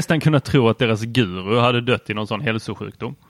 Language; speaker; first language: Swedish; native; Swedish